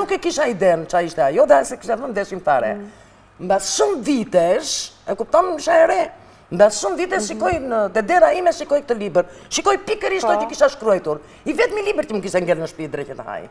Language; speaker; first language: Albanian; native; Albanian